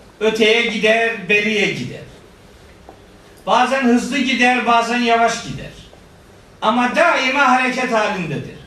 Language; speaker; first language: Turkish; native; Turkish